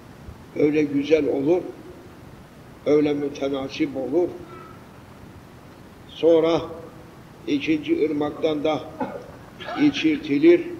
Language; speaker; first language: Turkish; native; Turkish